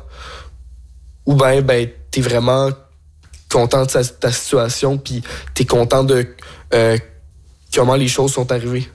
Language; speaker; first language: French; native; French